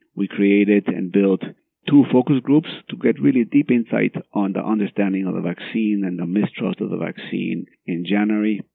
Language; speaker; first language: English; non-native, fluent; Spanish